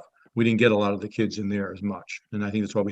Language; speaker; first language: English; native; English